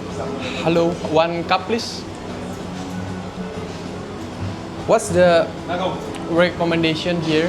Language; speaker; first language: English; non-native, learner; Indonesian